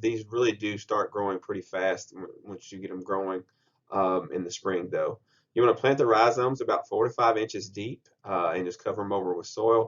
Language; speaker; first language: English; native; English